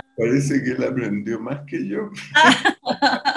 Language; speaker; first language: Spanish; native; Spanish